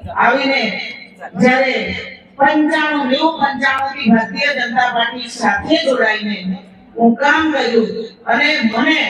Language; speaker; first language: Gujarati; non-native, local second language; Rathawi